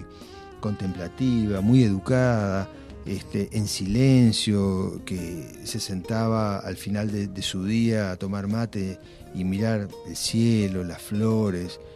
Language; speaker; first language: Spanish; native; Spanish